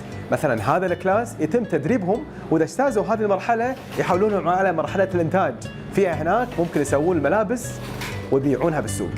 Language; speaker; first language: Arabic; native; Arabic